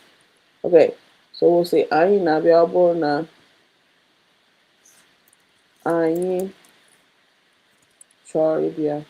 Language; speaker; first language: Igbo; non-native, learner; English